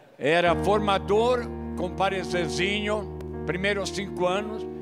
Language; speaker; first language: Portuguese; non-native, fluent; Italian